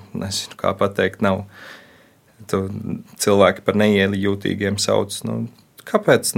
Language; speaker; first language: Latvian; native; Latvian